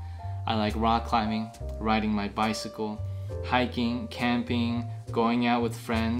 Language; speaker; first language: English; native; English